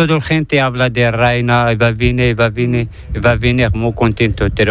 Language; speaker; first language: Spanish; non-native, learner; Arabic